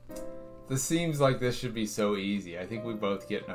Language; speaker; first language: English; native; English